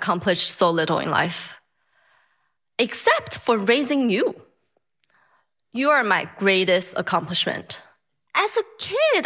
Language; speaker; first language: English; non-native, fluent; Chinese